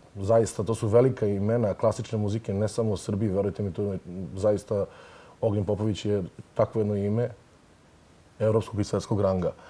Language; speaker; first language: Serbian; native; Serbian